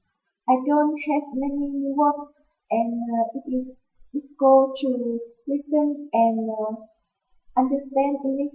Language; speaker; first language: English; non-native, learner; Vietnamese